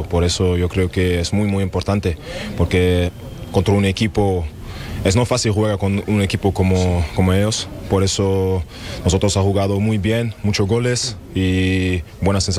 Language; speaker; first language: Spanish; non-native, learner; German